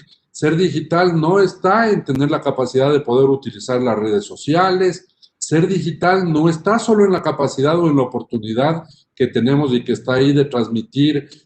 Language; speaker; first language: Spanish; native; Spanish